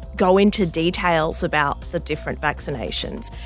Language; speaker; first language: English; native; English